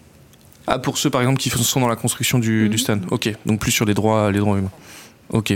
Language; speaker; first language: French; native; French